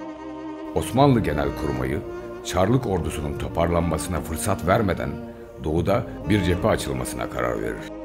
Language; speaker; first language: Turkish; native; Turkish